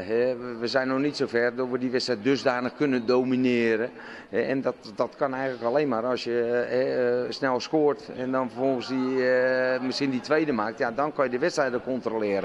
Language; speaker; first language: Dutch; native; Dutch